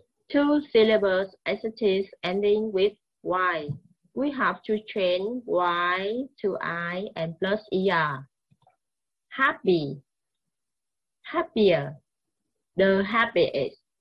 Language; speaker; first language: English; non-native, fluent; Vietnamese